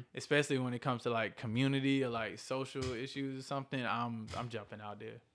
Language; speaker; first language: English; native; English